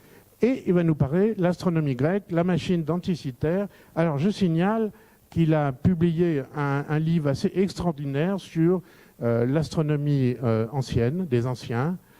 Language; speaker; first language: French; native; French